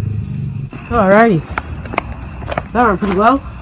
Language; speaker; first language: English; native; English